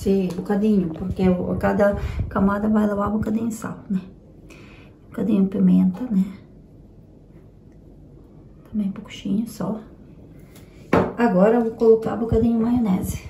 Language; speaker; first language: Portuguese; non-native, learner; Ukrainian